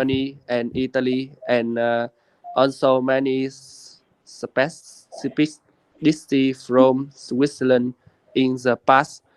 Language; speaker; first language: English; non-native, learner; Vietnamese